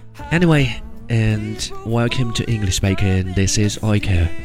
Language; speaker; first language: English; non-native, fluent; Chinese